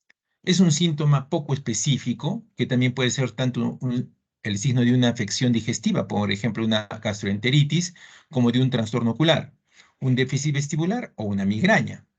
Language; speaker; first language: Spanish; native; Spanish